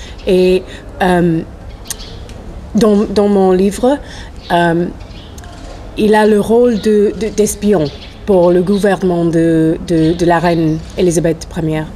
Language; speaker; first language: French; non-native, fluent; English